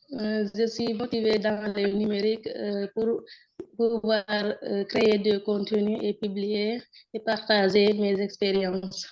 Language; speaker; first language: French; non-native, local second language; Wolof